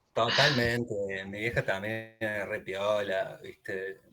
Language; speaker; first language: Spanish; native; Spanish